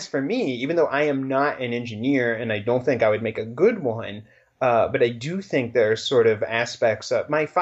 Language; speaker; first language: English; native; English